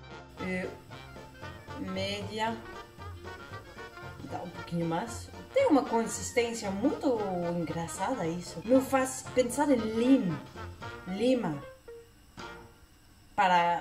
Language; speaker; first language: Portuguese; non-native, learner; Danish